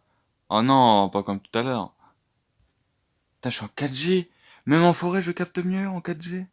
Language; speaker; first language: French; native; French